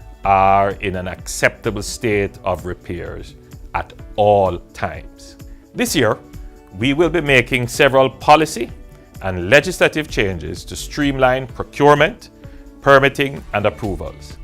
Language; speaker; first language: English; native; English